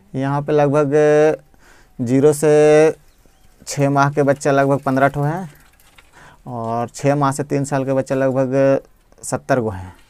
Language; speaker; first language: Hindi; native; Hindi